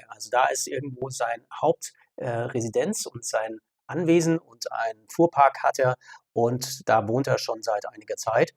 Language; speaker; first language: German; native; German